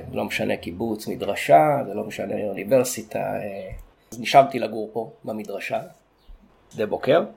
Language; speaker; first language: Hebrew; native; Hebrew